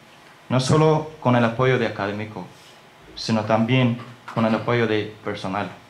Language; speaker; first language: Spanish; non-native, learner; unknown